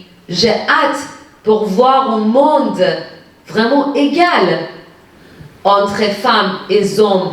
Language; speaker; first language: French; non-native, fluent; Persian